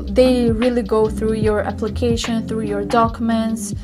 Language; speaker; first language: English; non-native, fluent; Tajik